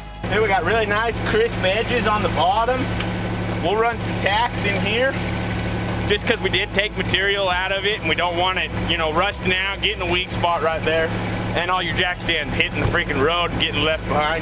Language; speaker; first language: English; native; English